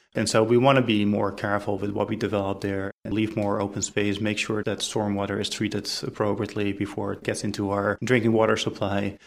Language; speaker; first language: English; non-native, fluent; Dutch